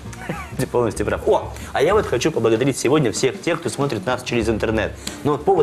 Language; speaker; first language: Russian; native; Russian